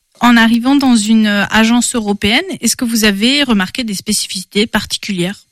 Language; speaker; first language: French; native; French